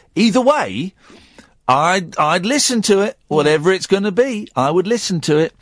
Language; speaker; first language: English; native; English